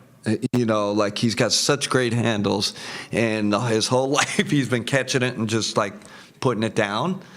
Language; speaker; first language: English; native; English